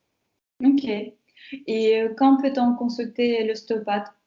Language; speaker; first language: French; non-native, fluent; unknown